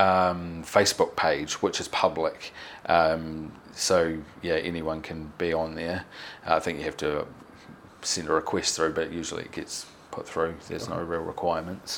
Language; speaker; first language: English; native; English